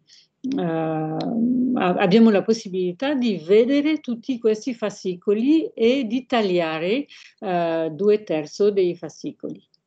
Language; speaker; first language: Italian; non-native, fluent; French